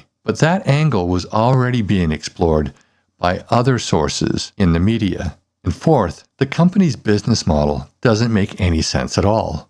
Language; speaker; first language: English; native; English